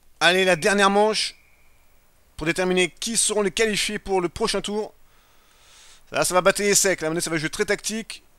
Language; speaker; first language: French; native; French